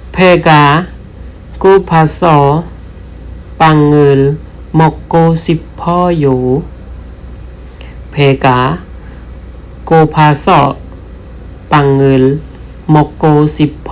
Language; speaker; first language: Korean; non-native, fluent; Khmer